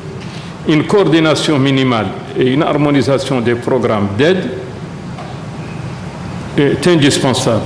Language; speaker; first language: French; non-native, local second language; Arabic